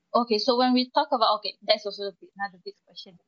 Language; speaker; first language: English; non-native, local second language; Malay